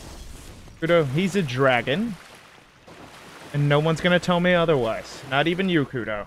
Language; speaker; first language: English; native; English